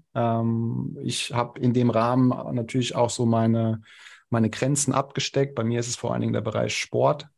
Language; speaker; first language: German; non-native, local second language; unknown